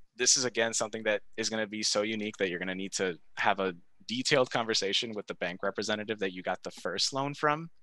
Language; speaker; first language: English; early bilingual, other home language; Spanish